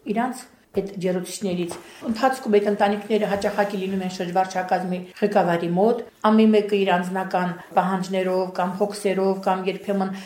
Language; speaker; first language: Armenian; native; Armenian